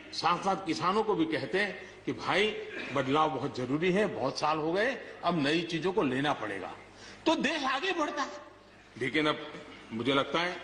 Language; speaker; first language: Hindi; non-native, local second language; Gujarati